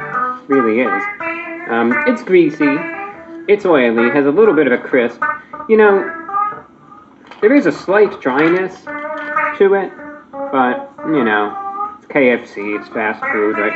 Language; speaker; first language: English; native; English